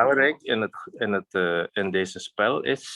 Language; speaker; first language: Dutch; non-native, fluent; Indonesian